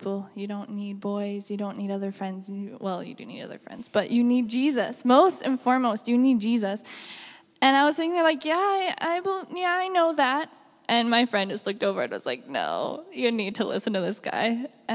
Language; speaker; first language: English; native; English